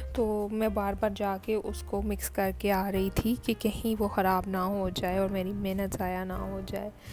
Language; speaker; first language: Urdu; native; Urdu